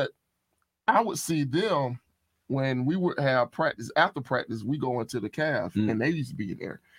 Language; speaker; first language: English; native; English